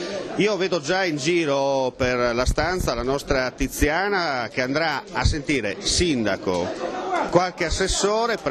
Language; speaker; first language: Italian; native; Italian